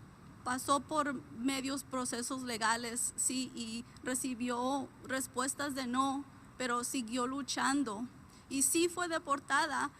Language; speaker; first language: Spanish; early bilingual, heritage; Spanish